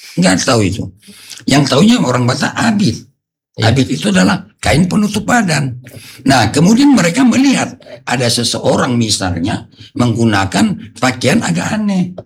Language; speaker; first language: Indonesian; non-native, local second language; Batak Toba